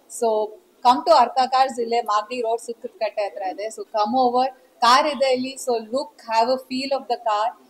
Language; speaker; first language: English; non-native, local second language; Kannada